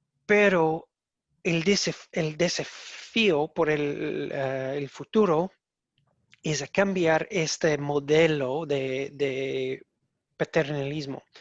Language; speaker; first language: Spanish; non-native, learner; English